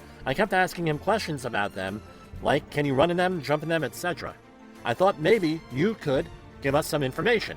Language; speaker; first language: English; native; English